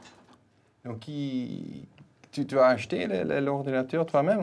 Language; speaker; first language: French; non-native, fluent; Dutch